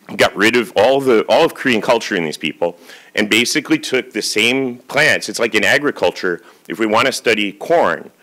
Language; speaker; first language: English; native; English